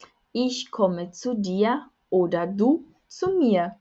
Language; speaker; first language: German; non-native, fluent; Portuguese